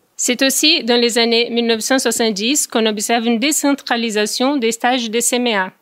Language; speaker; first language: French; non-native, fluent; Portuguese